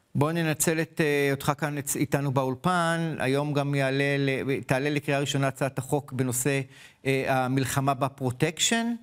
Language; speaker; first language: Hebrew; native; Hebrew